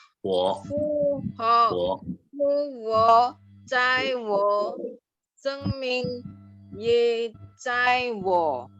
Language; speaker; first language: Chinese; non-native, learner; Indonesian